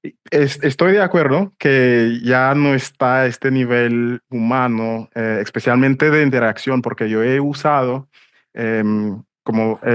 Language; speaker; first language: Spanish; non-native, fluent; English